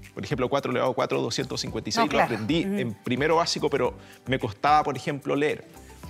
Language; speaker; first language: Spanish; native; Spanish